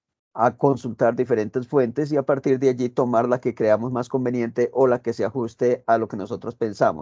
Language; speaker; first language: Spanish; native; Spanish